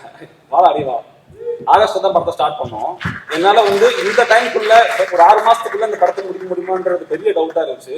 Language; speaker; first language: Tamil; native; Tamil